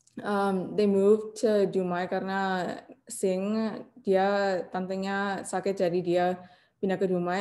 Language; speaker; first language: Indonesian; non-native, learner; English